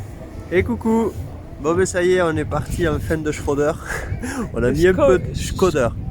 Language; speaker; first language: French; native; French